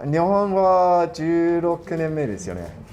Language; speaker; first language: Japanese; non-native, fluent; English